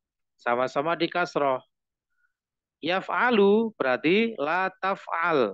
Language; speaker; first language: Indonesian; native; Indonesian